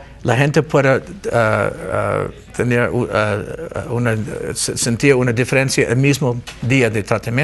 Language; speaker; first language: Spanish; non-native, learner; English